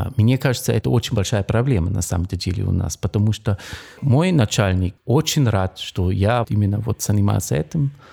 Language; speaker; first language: Russian; non-native, fluent; German